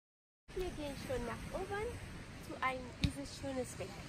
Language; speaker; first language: German; non-native, learner; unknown